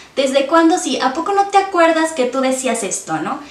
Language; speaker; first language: Spanish; native; Spanish